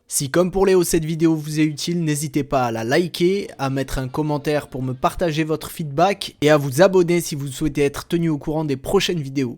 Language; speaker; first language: French; native; French